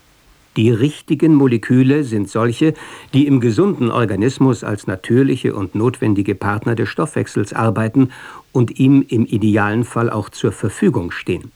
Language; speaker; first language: German; native; German